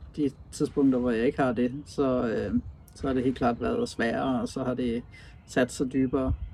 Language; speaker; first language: Danish; native; Danish